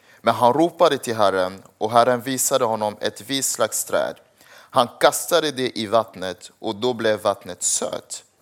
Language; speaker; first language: Swedish; early bilingual, other home language; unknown